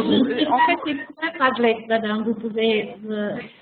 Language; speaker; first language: French; non-native, fluent; Macedonian